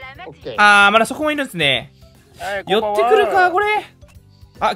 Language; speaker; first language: Japanese; native; Japanese